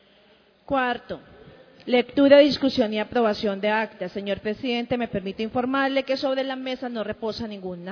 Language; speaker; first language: Spanish; native; Spanish